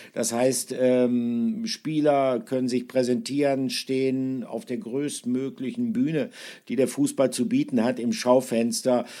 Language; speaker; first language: German; native; German